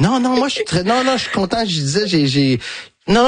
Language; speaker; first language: French; native; French